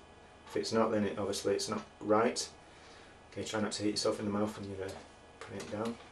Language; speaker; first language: English; native; English